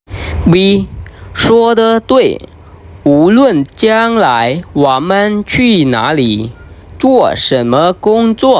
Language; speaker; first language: Chinese; non-native, fluent; Khmer